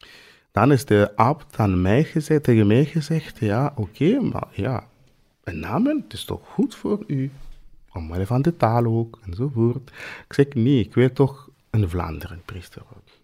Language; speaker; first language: Dutch; non-native, fluent; Swahili